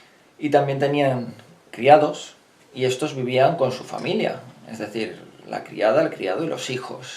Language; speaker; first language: Spanish; native; Spanish